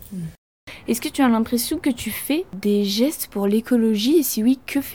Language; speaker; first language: French; native; French